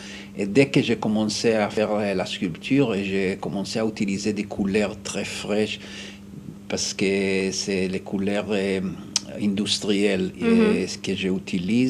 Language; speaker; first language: French; non-native, fluent; Hebrew